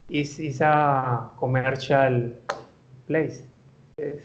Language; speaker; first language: English; non-native, learner; Spanish